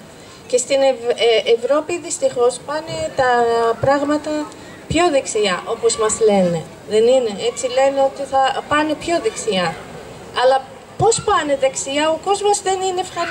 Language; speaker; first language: Greek; non-native, fluent; Arabic